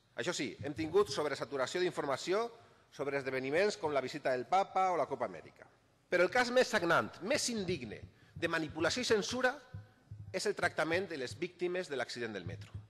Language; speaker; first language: Catalan; native; Catalan